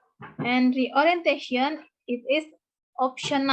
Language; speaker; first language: English; non-native, learner; Indonesian